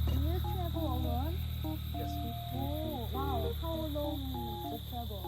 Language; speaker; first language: English; non-native, learner; Korean